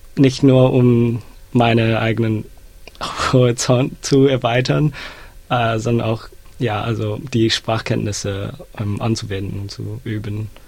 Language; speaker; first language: German; non-native, fluent; Chinese